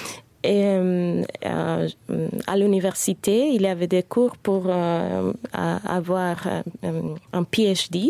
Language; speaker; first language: French; non-native, fluent; Spanish